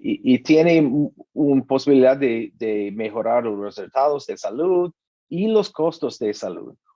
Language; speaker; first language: Spanish; non-native, learner; English